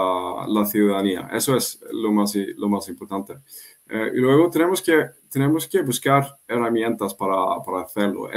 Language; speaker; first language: Spanish; non-native, fluent; Swedish